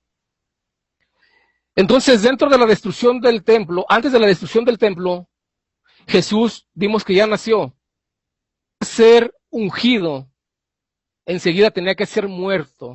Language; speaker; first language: Spanish; native; Spanish